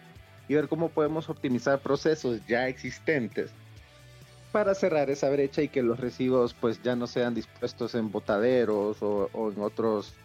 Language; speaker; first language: Spanish; native; Spanish